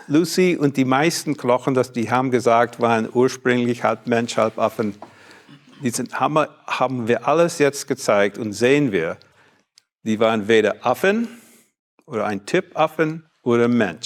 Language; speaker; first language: German; non-native, fluent; English